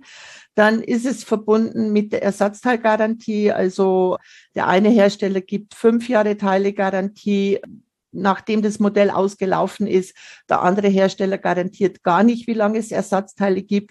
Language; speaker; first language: German; native; German